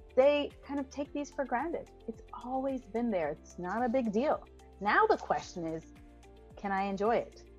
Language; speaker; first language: English; non-native, fluent; Hebrew